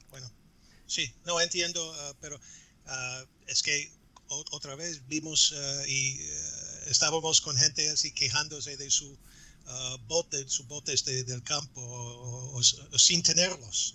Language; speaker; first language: Spanish; non-native, fluent; English